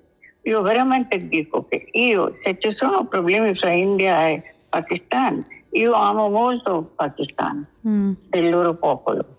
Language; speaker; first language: Italian; non-native, learner; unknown